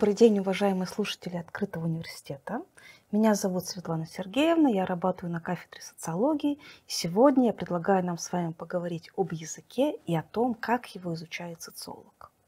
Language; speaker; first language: Russian; native; Russian